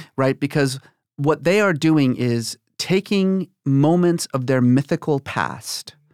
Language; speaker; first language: English; early bilingual, other home language; Persian